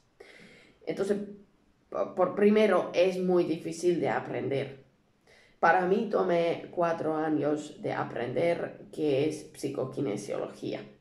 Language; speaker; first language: Spanish; non-native, learner; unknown